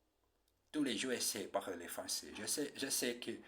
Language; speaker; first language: French; non-native, learner; Portuguese